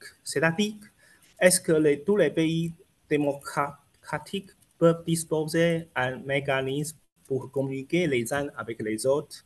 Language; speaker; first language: French; non-native, fluent; Chinese